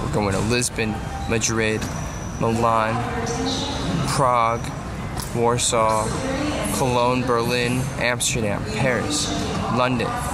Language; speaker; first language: English; early bilingual, other home language; Korean